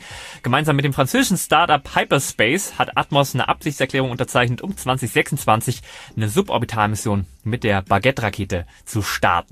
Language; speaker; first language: German; native; German